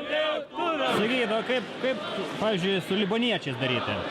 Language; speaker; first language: Lithuanian; native; Lithuanian